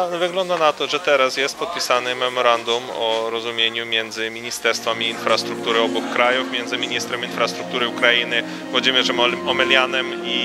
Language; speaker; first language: Polish; non-native, fluent; Ukrainian